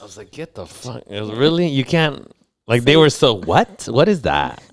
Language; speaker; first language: English; early bilingual, other home language; Spanish